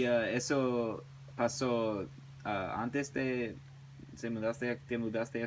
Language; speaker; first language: Spanish; early bilingual, heritage; English